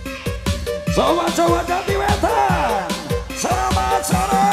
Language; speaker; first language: Indonesian; non-native, local second language; Javanese